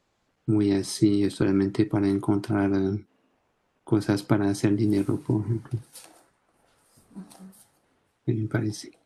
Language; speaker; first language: Spanish; non-native, fluent; French